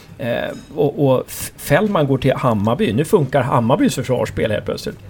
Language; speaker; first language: Swedish; native; Swedish